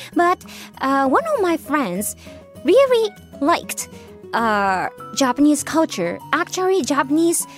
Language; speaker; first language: English; non-native, fluent; Japanese